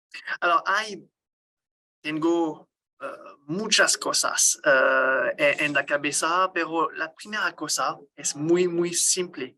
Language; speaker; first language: Spanish; non-native, learner; French